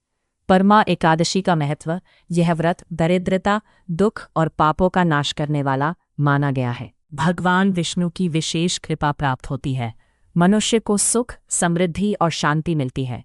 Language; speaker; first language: Hindi; native; Hindi